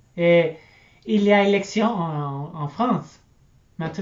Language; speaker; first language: French; non-native, learner; English